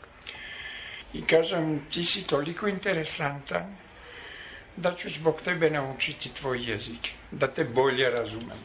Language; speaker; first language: Serbian; non-native, fluent; French